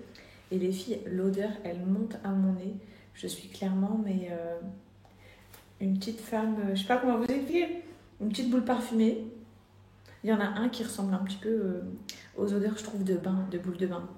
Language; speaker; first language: French; native; French